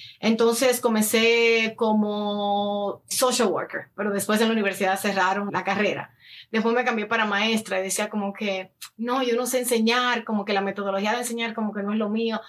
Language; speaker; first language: Spanish; native; Spanish